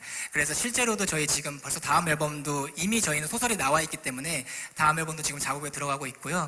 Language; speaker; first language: Korean; native; Korean